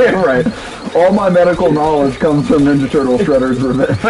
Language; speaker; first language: English; native; English